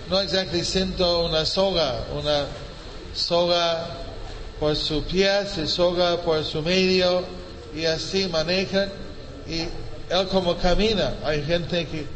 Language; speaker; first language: Spanish; non-native, fluent; English